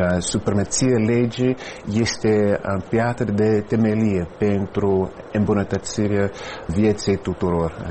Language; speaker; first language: Romanian; non-native, fluent; English